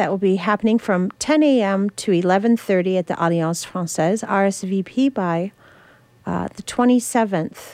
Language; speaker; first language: English; native; English